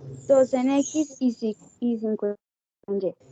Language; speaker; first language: Spanish; native; Spanish